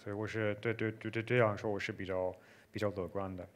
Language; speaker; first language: Chinese; non-native, fluent; English